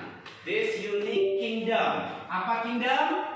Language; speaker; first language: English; non-native, fluent; Indonesian